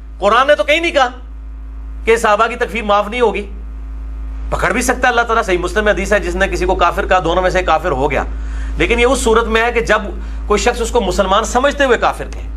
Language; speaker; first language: Urdu; non-native, local second language; Punjabi